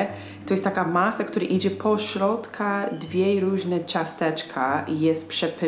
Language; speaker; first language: Polish; non-native, fluent; English